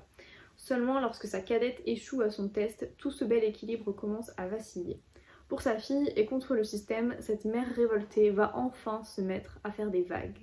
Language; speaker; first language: French; native; French